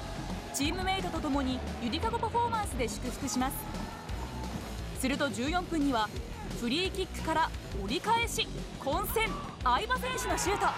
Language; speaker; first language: Japanese; native; Japanese